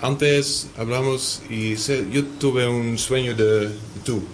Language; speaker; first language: Spanish; non-native, learner; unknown